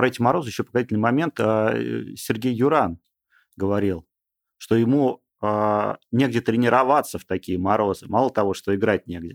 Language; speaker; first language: Russian; native; Russian